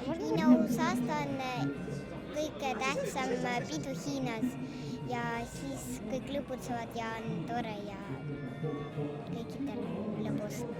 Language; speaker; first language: Estonian; non-native, local second language; Russian